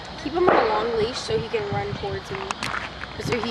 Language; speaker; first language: English; native; English